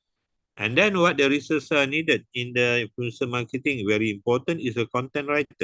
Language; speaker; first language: English; non-native, local second language; Malay